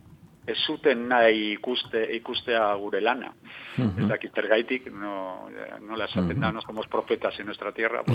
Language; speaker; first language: Basque; non-native, local second language; Spanish